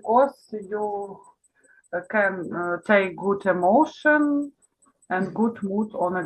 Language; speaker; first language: English; non-native, learner; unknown